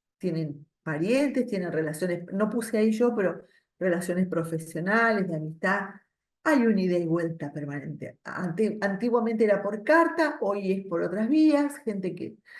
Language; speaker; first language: Spanish; non-native, local second language; German